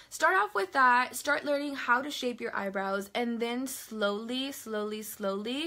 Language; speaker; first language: English; native; English